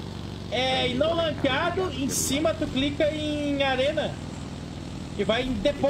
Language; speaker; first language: Portuguese; native; Portuguese